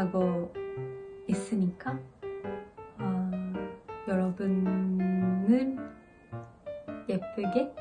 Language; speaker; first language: Korean; non-native, learner; Japanese